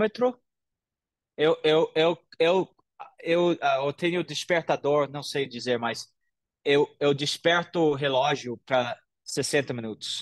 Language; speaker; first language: Portuguese; non-native, fluent; English